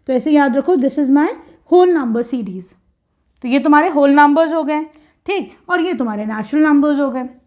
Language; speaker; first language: Hindi; native; Hindi